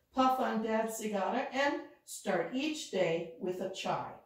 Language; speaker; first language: English; native; English